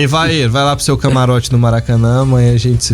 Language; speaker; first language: Portuguese; native; Portuguese